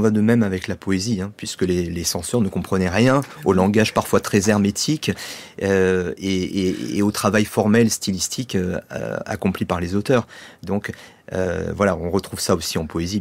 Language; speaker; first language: French; native; French